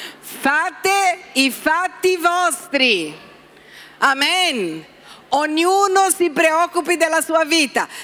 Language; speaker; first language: Italian; non-native, fluent; Portuguese